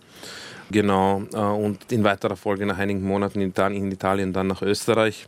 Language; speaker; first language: German; early bilingual, other home language; Croatian